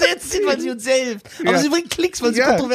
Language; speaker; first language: German; early bilingual, other home language; Persian